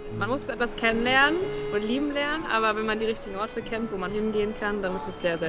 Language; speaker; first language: German; native; German